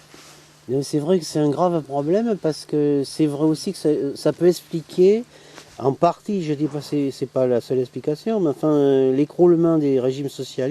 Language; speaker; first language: French; native; French